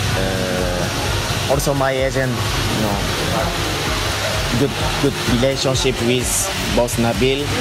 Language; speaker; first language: English; non-native, learner; Japanese